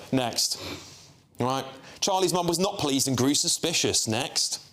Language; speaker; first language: English; native; English